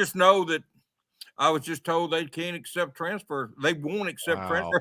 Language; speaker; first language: English; native; English